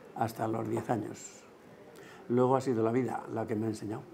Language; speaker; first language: Spanish; native; Spanish